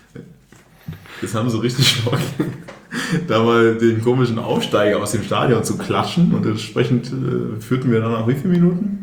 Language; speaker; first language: German; native; German